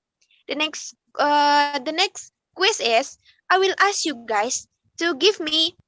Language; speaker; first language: English; non-native, learner; Indonesian